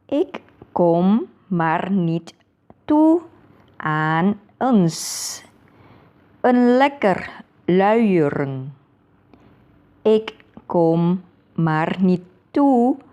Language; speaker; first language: Dutch; non-native, learner; Thai